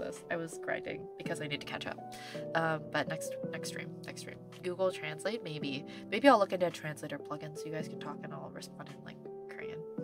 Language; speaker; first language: English; early bilingual, other home language; Korean